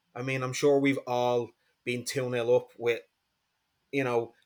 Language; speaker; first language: English; native; English